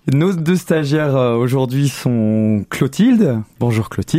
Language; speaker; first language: French; native; French